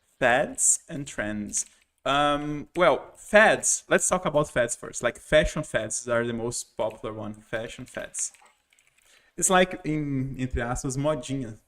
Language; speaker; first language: English; non-native, fluent; Portuguese